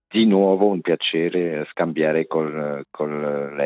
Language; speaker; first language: Italian; non-native, local second language; French